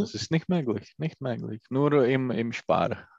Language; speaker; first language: German; non-native, learner; Czech